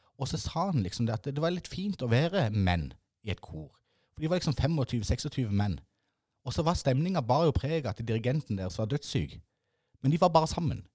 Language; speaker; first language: Norwegian; native; Norwegian